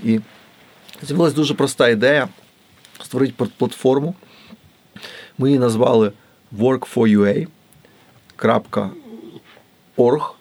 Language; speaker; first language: Ukrainian; native; Ukrainian